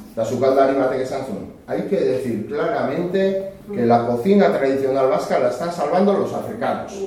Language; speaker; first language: Spanish; native; Spanish